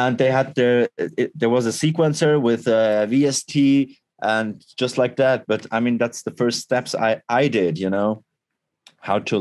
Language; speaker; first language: English; non-native, fluent; Swiss German